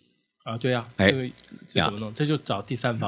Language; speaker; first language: Chinese; native; Chinese